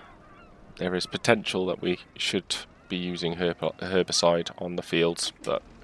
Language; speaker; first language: English; native; English